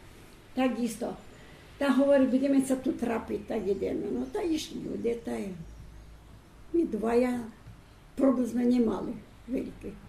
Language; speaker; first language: Slovak; early bilingual, heritage; Slovak